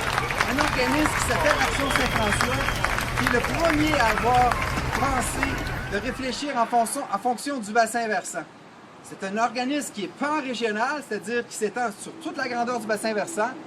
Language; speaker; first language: French; native; French